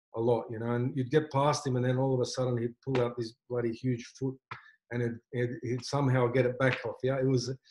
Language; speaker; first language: English; native; English